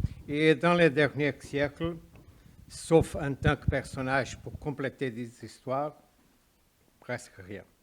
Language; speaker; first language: French; non-native, fluent; Portuguese